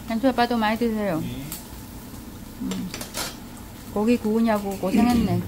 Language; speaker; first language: Korean; non-native, learner; Vietnamese